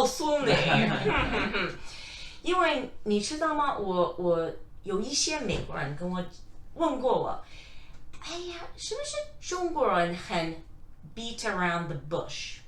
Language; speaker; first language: Chinese; non-native, fluent; English